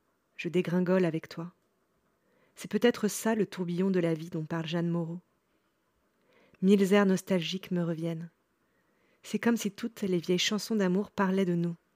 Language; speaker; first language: French; native; French